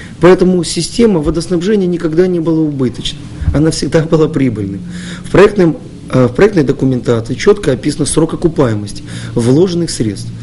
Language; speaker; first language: Russian; native; Russian